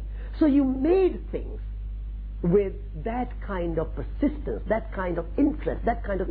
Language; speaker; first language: English; non-native, local second language; Marwari